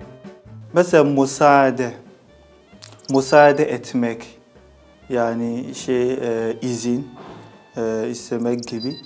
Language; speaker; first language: Turkish; non-native, fluent; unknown